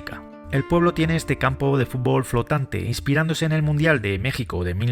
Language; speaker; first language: Spanish; native; Spanish